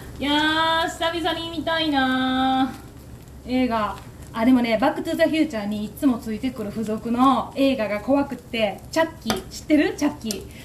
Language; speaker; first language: Japanese; native; Japanese